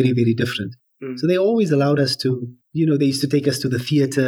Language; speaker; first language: English; native; English